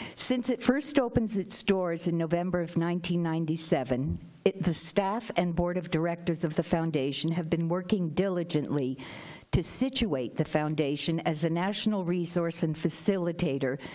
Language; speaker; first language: English; native; English